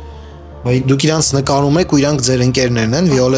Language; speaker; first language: Armenian; native; Armenian